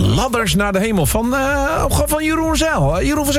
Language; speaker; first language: Dutch; native; Dutch